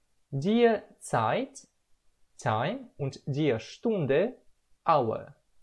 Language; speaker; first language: German; non-native, learner; Russian